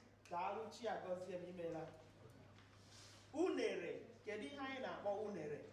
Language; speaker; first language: Igbo; native; Igbo